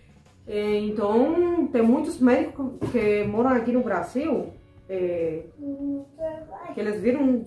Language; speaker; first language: Portuguese; non-native, fluent; Spanish